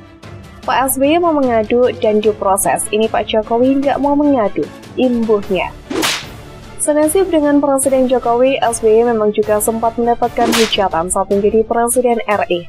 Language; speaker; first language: Indonesian; native; Indonesian